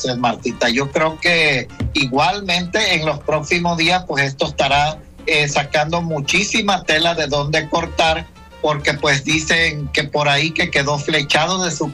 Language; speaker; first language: Spanish; native; Spanish